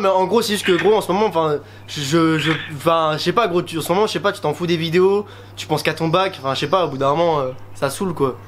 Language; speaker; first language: French; native; French